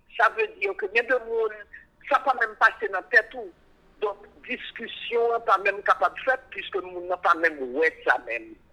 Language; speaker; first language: French; non-native, local second language; Haitian Creole